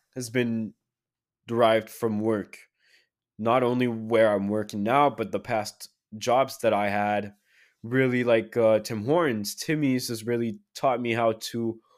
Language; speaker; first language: English; native; English